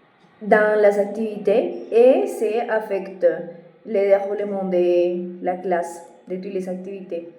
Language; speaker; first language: French; non-native, fluent; Spanish